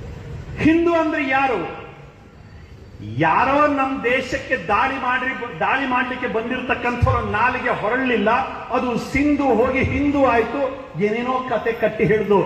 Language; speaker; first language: Kannada; native; Kannada